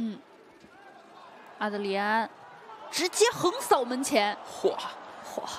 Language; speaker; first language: Chinese; native; Chinese